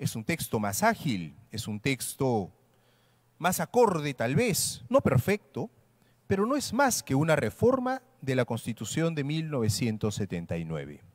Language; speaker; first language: Spanish; native; Spanish